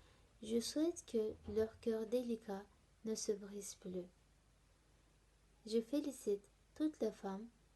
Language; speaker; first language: French; non-native, learner; Turkish